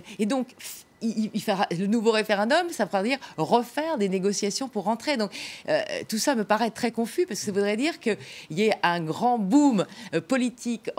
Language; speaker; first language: French; native; French